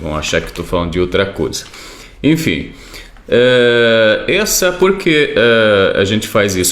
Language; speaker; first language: Portuguese; non-native, fluent; Arabic